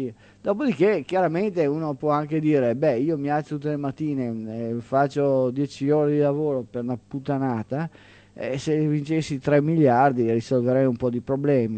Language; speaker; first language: Italian; native; Italian